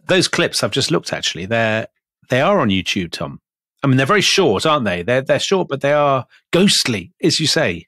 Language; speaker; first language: English; native; English